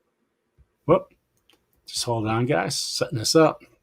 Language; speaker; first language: English; native; English